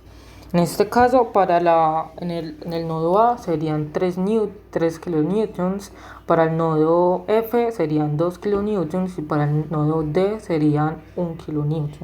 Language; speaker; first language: Spanish; native; Spanish